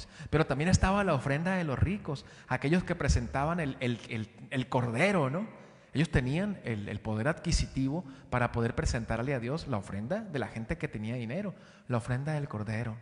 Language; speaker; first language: Spanish; native; Spanish